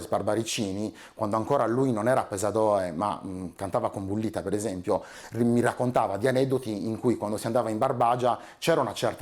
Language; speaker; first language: Italian; native; Italian